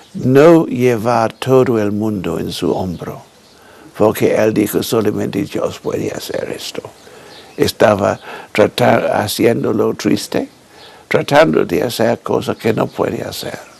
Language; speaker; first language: Spanish; non-native, fluent; English